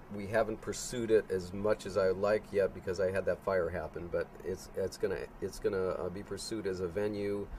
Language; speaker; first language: English; native; English